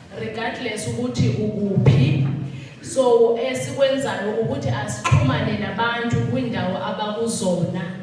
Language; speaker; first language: Zulu; non-native, local second language; Xhosa